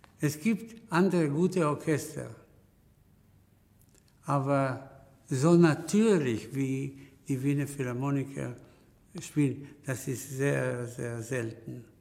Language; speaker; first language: German; non-native, fluent; Spanish